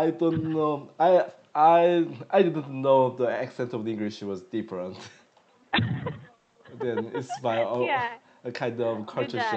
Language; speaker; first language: English; non-native, learner; Korean